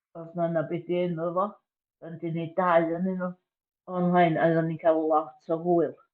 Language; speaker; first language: Welsh; native; Welsh